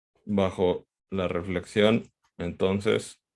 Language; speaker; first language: Spanish; native; Spanish